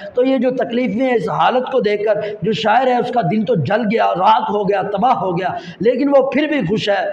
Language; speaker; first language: Urdu; non-native, local second language; Punjabi